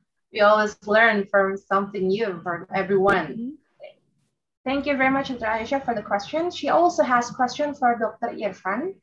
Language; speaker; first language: English; non-native, fluent; Indonesian